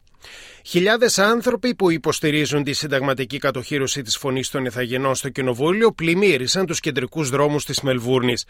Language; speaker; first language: Greek; native; Greek